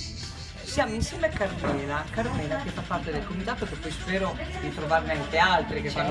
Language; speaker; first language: Italian; native; Italian